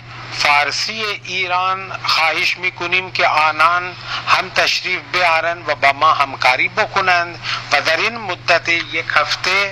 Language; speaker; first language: Persian; non-native, fluent; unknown